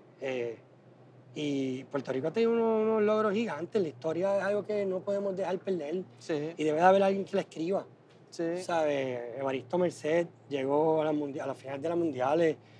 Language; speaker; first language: Spanish; native; Spanish